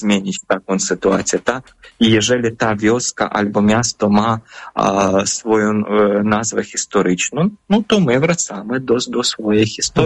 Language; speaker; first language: Polish; non-native, fluent; Ukrainian